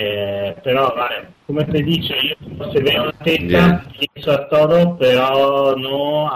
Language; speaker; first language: Spanish; non-native, fluent; Italian